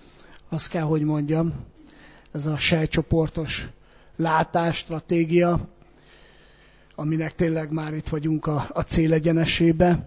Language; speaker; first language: Hungarian; native; Hungarian